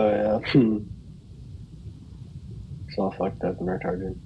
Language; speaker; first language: English; native; English